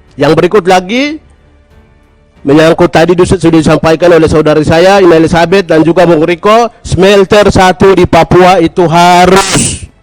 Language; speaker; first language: Indonesian; non-native, local second language; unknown